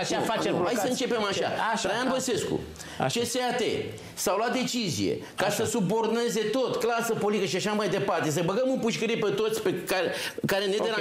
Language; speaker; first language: Romanian; native; Romanian